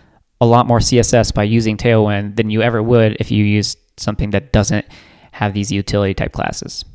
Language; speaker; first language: English; native; English